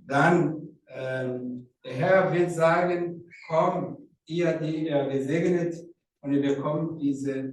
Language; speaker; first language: German; non-native, learner; Rundi